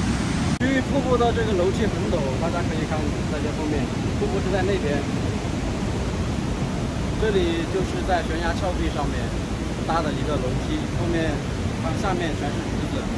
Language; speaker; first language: Chinese; native; Chinese